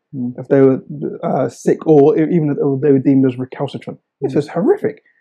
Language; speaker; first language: English; native; English